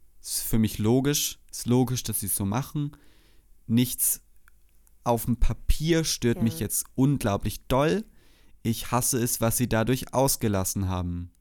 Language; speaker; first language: German; native; German